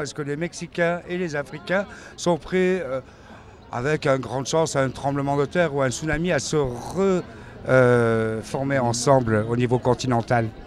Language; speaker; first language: French; native; French